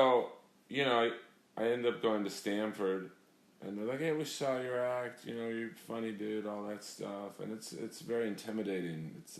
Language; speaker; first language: English; native; English